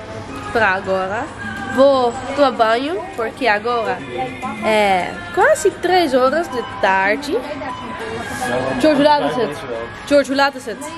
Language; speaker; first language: Portuguese; non-native, learner; Dutch